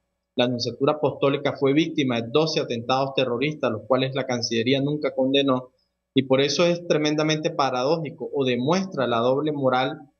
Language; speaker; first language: Spanish; native; Spanish